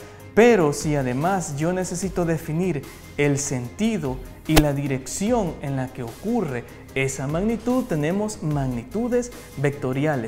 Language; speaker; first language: Spanish; native; Spanish